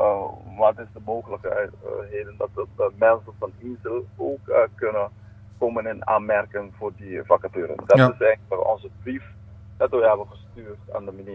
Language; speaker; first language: Dutch; non-native, local second language; Papiamento